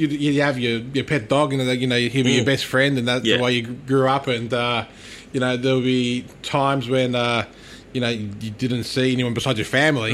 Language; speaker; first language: English; non-native, local second language; Turkish